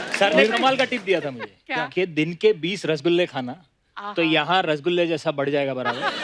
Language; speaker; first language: Hindi; non-native, local second language; Gujarati